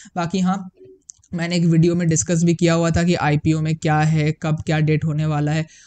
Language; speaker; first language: Hindi; native; Hindi